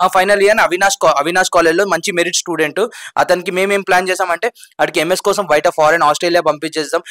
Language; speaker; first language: Telugu; non-native, local second language; Urdu